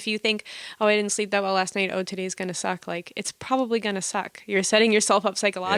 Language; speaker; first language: English; native; English